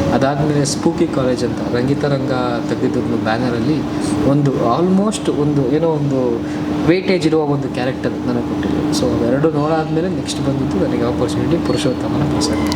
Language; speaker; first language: Kannada; non-native, local second language; Tulu